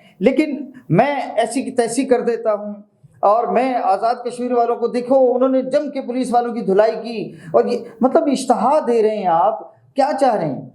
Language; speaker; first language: Urdu; native; Urdu